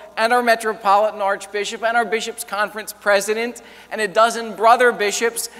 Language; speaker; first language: English; native; English